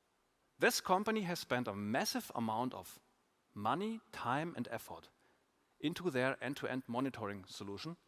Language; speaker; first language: English; non-native, fluent; German